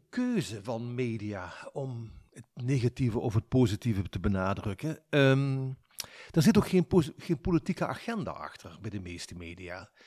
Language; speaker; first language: Dutch; native; Dutch